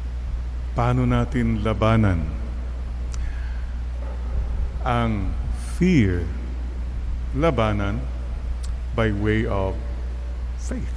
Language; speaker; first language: English; non-native, local second language; Iloko